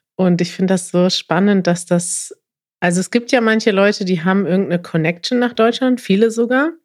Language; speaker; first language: German; native; German